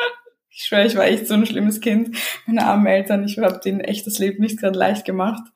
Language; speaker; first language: German; early bilingual, other home language; Serbian